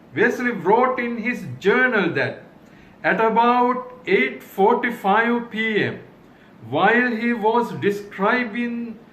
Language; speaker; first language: English; non-native, local second language; Sinhala